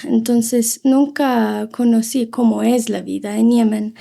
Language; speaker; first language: Spanish; non-native, fluent; Arabic